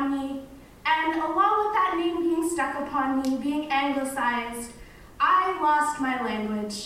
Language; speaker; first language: English; non-native, fluent; Arabic